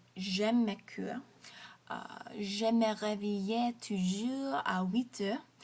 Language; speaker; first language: French; non-native, learner; English